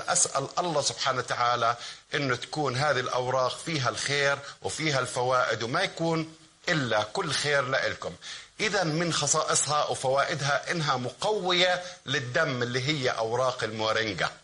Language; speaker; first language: Arabic; native; Arabic